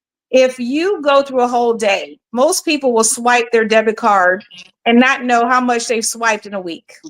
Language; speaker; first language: English; native; English